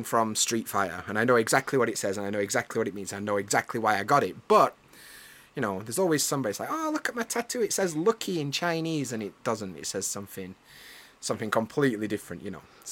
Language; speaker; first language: English; native; English